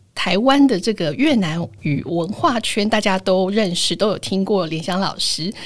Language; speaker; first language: Chinese; native; Chinese